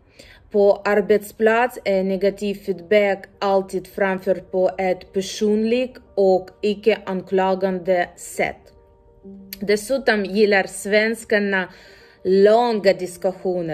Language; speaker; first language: Swedish; non-native, learner; Ukrainian